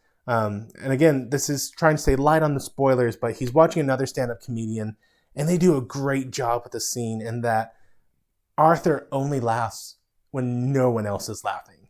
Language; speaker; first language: English; native; English